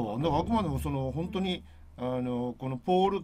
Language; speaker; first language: Japanese; native; Japanese